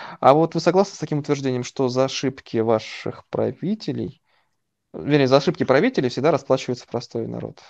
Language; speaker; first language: Russian; native; Russian